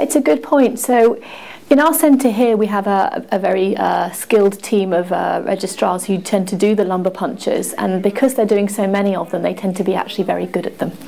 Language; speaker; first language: English; native; English